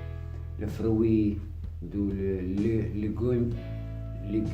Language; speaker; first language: French; non-native, learner; Arabic